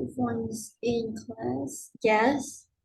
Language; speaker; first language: English; non-native, learner; Vietnamese